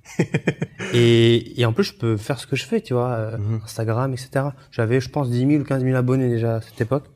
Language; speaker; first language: French; early bilingual, other home language; Chinese